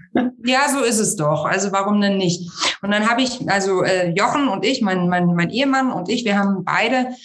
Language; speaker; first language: German; native; German